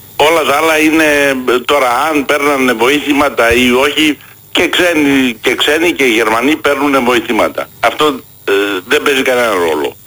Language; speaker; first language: Greek; early bilingual, heritage; Greek